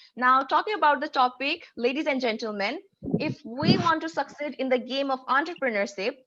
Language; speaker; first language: English; non-native, local second language; Nepali